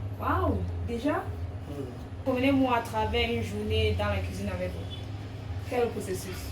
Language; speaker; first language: French; early bilingual, heritage; English